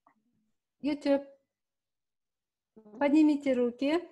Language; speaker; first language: Russian; non-native, local second language; Kyrgyz